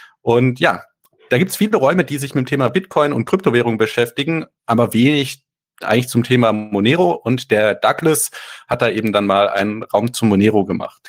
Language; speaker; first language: German; native; German